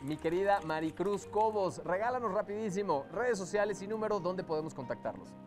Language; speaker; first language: Spanish; native; Spanish